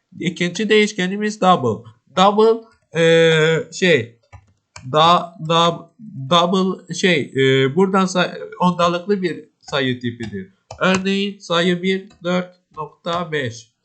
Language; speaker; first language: Turkish; native; Turkish